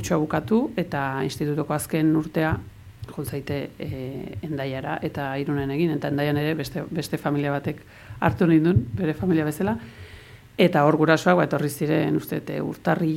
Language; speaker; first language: Basque; early bilingual, heritage; Spanish